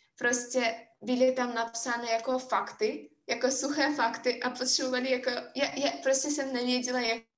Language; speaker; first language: Czech; non-native, fluent; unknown